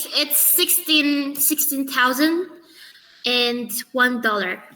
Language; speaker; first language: English; non-native, learner; Indonesian